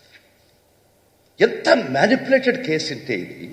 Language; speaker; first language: Telugu; native; Telugu